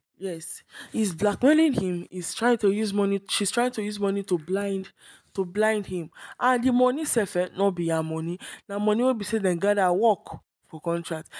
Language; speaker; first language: Nigerian Pidgin; non-native, local second language; Yoruba